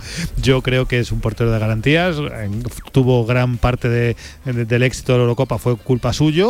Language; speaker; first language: Spanish; native; Spanish